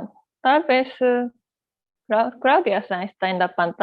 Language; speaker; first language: Spanish; non-native, learner; Japanese